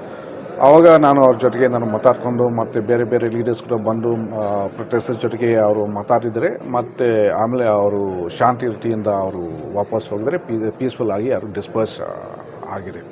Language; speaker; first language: Kannada; non-native, fluent; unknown